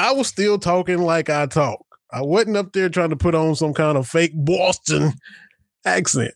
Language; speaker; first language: English; native; English